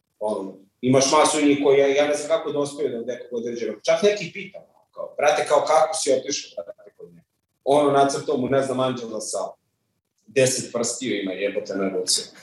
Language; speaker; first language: Serbian; native; Serbian